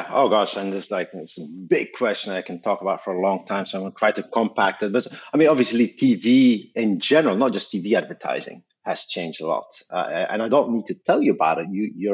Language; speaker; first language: English; non-native, fluent; Dutch